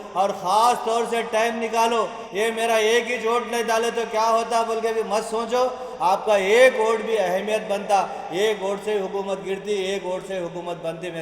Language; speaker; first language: Hindi; non-native, local second language; Telugu